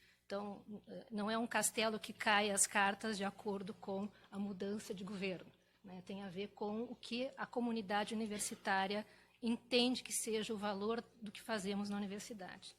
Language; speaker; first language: Portuguese; native; Portuguese